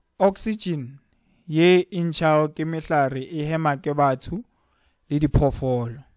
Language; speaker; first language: Northern Sotho; native; Northern Sotho